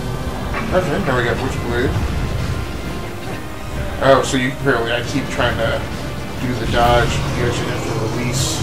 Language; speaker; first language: English; native; English